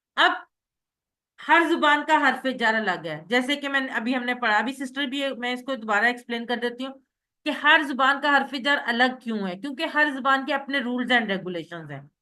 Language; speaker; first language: Urdu; native; Urdu